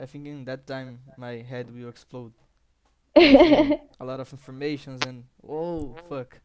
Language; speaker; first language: English; non-native, learner; Portuguese